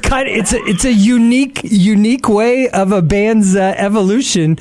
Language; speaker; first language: English; native; English